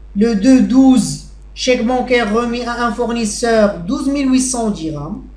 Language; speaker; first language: French; non-native, local second language; Arabic